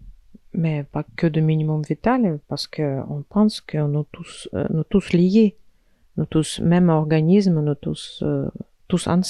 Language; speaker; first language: French; non-native, fluent; Russian